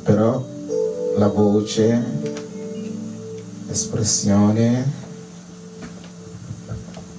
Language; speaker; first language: Italian; non-native, learner; French